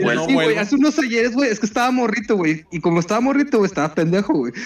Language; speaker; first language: Spanish; native; Spanish